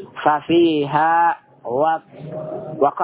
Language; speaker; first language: Arabic; non-native, fluent; Indonesian